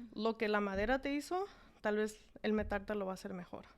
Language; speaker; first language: Spanish; early bilingual, heritage; Spanish